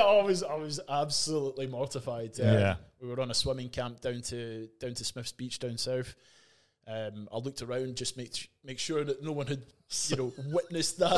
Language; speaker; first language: English; native; English